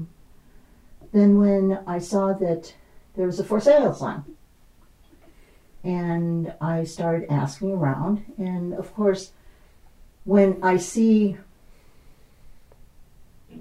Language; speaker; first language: English; native; English